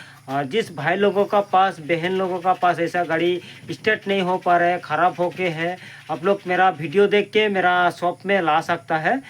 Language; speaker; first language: Hindi; non-native, local second language; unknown